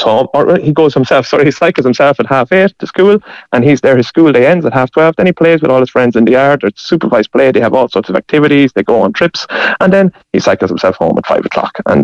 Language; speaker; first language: English; native; English